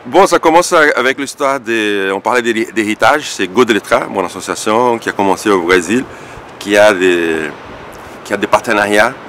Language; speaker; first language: French; non-native, fluent; Portuguese